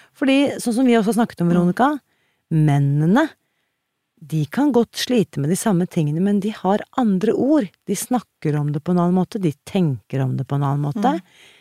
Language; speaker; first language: Norwegian; native; Norwegian